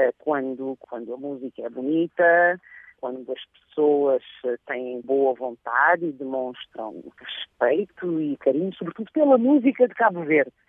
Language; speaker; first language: Portuguese; non-native, local second language; Kabuverdianu